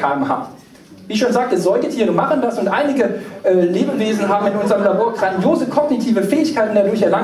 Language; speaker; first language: German; native; German